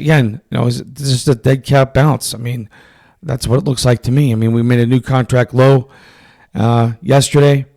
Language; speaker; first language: English; native; English